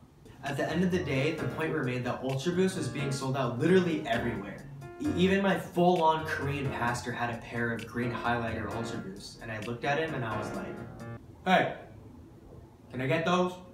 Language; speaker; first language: English; native; English